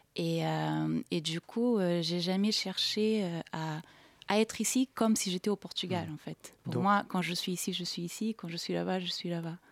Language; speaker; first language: French; non-native, fluent; Portuguese